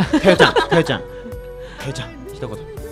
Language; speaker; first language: Japanese; native; Japanese